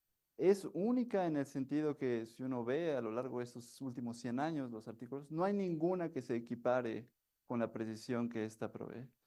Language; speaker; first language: Spanish; native; Spanish